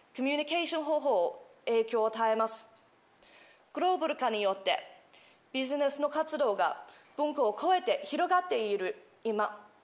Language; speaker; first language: Japanese; non-native, fluent; English